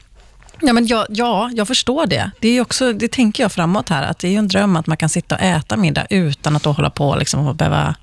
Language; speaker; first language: Swedish; native; Swedish